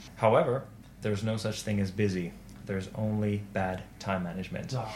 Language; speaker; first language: English; non-native, fluent; Finnish